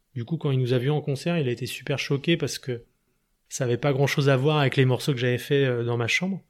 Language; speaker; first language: French; native; French